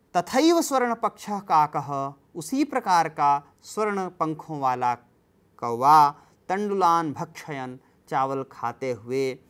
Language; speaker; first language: Hindi; native; Hindi